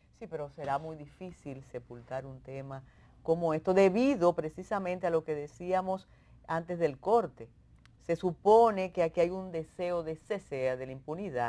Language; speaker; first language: Spanish; native; Spanish